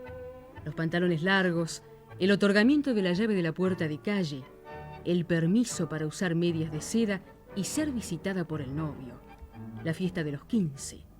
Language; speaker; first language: Spanish; native; Spanish